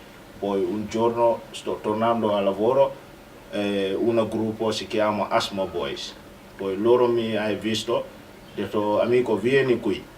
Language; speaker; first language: Italian; non-native, learner; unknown